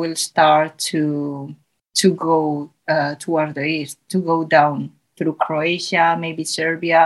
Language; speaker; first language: English; non-native, fluent; Spanish